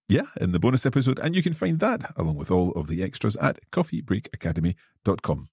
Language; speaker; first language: English; native; English